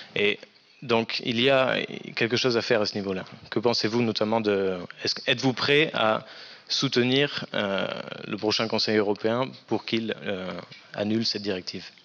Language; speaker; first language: French; native; French